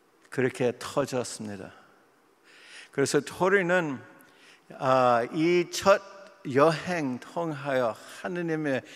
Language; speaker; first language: Korean; non-native, fluent; English